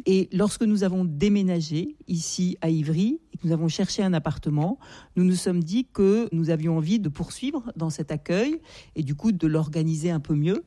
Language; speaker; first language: French; native; French